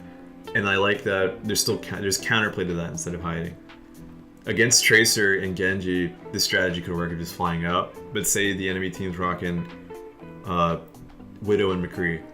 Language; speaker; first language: English; native; English